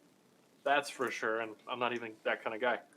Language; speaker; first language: English; native; English